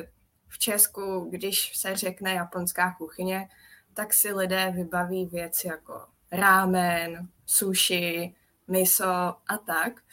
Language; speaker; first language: Czech; non-native, fluent; Japanese